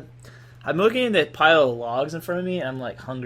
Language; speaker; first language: English; native; English